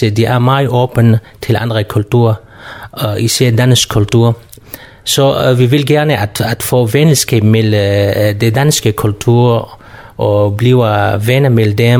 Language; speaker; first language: Danish; non-native, fluent; Kurdish